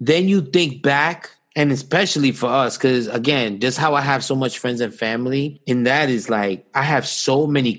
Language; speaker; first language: English; native; English